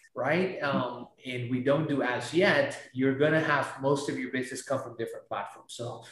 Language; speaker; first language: English; non-native, fluent; Spanish